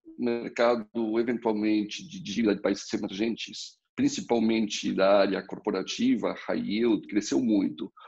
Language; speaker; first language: Portuguese; early bilingual, other home language; Spanish